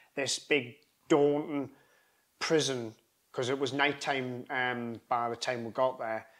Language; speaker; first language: English; native; English